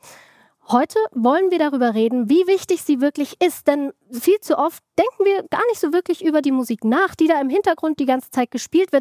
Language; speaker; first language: German; native; German